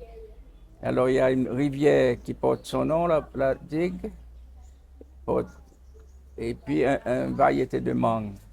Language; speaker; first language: French; non-native, local second language; Seselwa Creole French